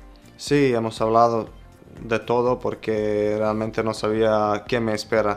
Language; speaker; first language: Spanish; non-native, fluent; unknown